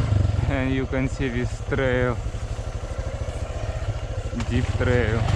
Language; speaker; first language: English; non-native, learner; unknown